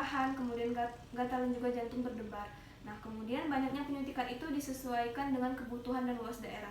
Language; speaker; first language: Indonesian; native; Indonesian